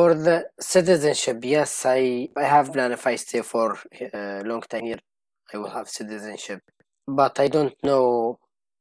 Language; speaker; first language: English; non-native, learner; Arabic